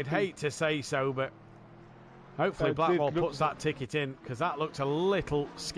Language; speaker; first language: English; native; English